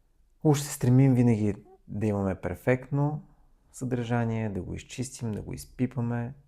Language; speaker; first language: Bulgarian; native; Bulgarian